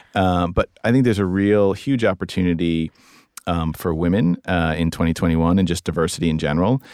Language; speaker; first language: English; native; English